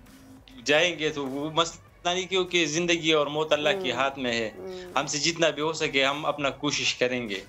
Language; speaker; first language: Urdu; non-native, local second language; Pashto